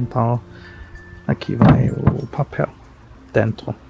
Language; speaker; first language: Portuguese; non-native, fluent; German